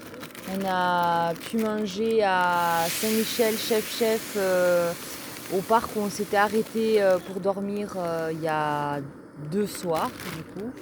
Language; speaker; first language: French; native; French